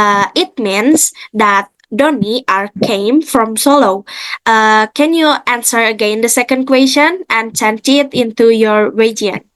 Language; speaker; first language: English; non-native, fluent; Indonesian